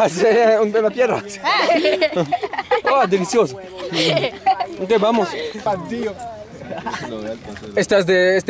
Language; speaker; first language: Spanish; non-native, learner; French